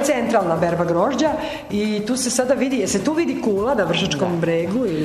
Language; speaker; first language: Serbian; native; Serbian